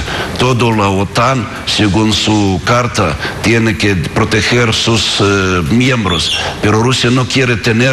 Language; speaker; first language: Spanish; non-native, fluent; Russian